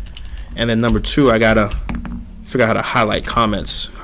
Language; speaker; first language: English; early bilingual, other home language; Haitian Creole